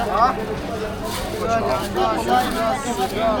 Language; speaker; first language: Chinese; non-native, local second language; Uyghur